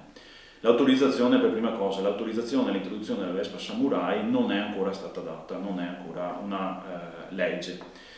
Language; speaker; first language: Italian; native; Italian